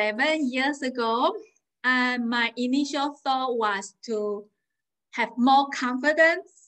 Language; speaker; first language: English; non-native, fluent; Chinese